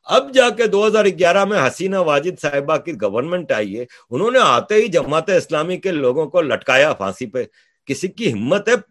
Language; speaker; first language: Urdu; native; Urdu